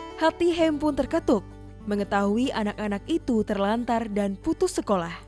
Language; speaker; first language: Indonesian; native; Indonesian